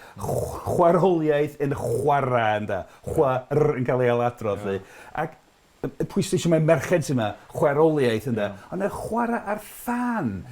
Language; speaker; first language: Welsh; non-native, fluent; English